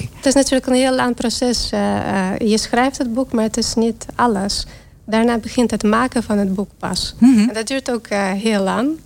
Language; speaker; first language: Dutch; non-native, fluent; Russian